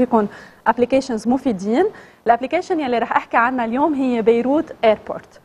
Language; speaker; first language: Arabic; native; Arabic